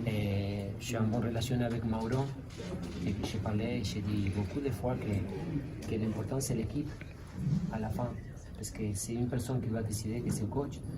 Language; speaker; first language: French; non-native, learner; Spanish